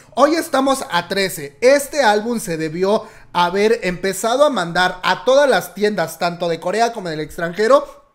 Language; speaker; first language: Spanish; native; Spanish